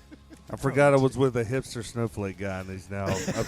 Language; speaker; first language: English; native; English